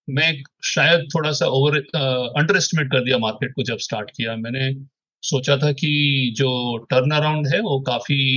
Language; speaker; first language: Hindi; non-native, local second language; Odia